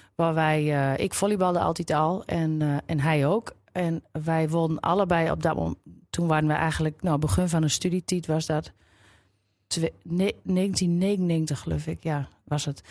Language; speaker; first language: Dutch; native; Dutch